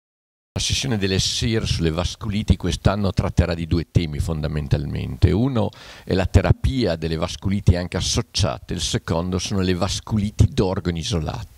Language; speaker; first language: Italian; native; Italian